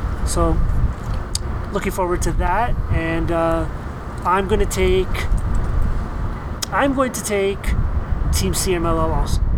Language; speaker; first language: English; native; English